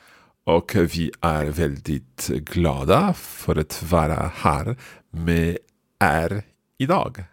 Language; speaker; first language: Swedish; non-native, learner; English